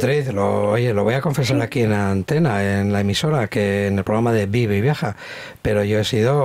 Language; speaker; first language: Spanish; native; Spanish